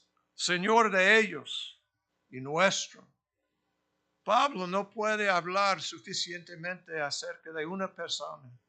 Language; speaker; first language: Spanish; non-native, fluent; English